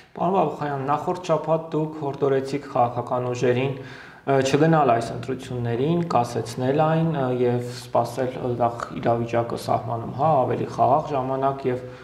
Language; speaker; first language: Armenian; native; Armenian